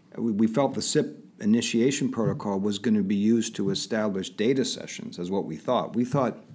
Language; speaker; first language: English; native; English